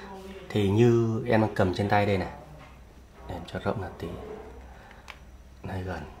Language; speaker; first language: Vietnamese; native; Vietnamese